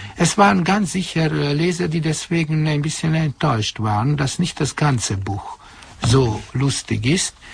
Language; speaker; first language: German; non-native, fluent; Hungarian